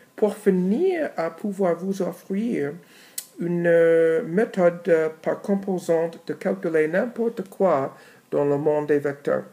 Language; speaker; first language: French; non-native, fluent; English